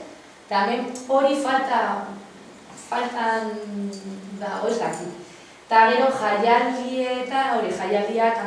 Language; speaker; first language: Basque; non-native, local second language; Spanish